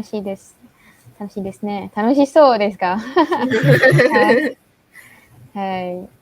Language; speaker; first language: Japanese; non-native, learner; Malay